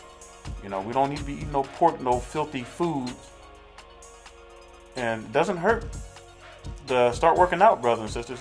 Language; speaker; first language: English; native; English